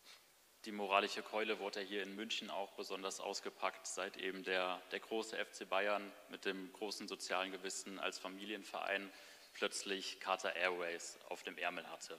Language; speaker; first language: German; native; German